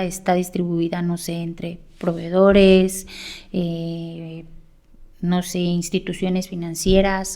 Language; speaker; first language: Spanish; native; Spanish